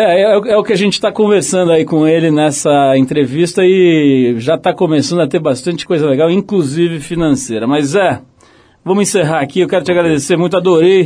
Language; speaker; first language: Portuguese; native; Portuguese